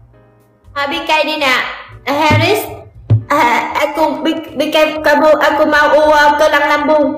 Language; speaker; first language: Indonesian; non-native, learner; Vietnamese